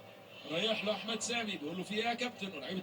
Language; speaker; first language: Arabic; native; Arabic